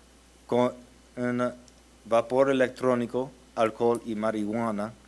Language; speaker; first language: Spanish; early bilingual, heritage; Spanish